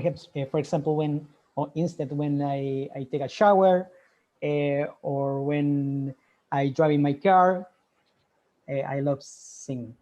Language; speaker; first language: English; non-native, learner; Spanish